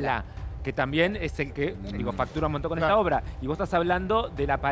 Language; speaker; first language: Spanish; native; Spanish